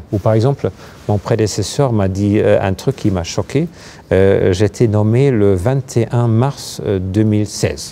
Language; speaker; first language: French; non-native, fluent; German